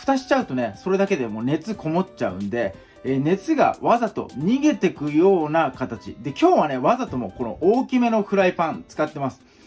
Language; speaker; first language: Japanese; native; Japanese